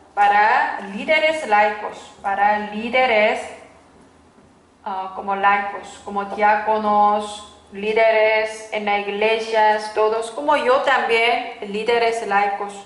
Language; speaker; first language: Spanish; non-native, fluent; Korean